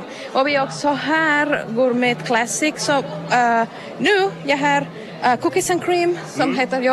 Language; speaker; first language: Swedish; non-native, learner; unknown